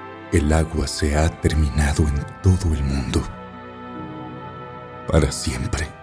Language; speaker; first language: Spanish; native; Spanish